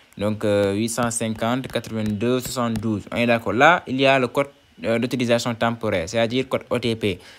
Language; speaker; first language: French; non-native, local second language; Wolof